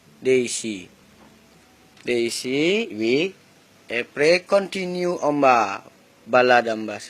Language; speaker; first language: French; non-native, learner; Indonesian